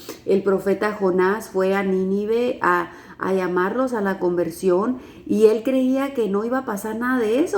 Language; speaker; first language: Spanish; native; Spanish